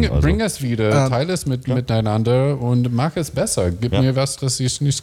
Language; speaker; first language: German; non-native, learner; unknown